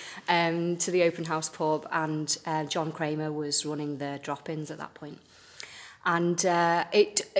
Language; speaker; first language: English; native; English